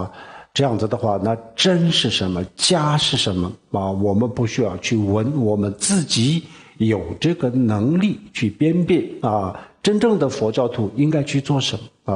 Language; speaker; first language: Chinese; non-native, local second language; Tibetan